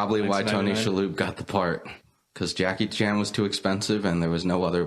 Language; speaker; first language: English; native; English